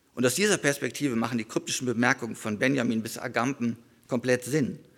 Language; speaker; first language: German; native; German